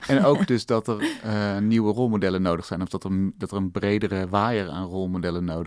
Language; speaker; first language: Dutch; native; Dutch